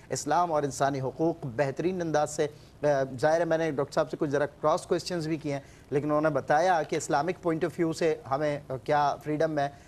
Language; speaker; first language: Urdu; native; Urdu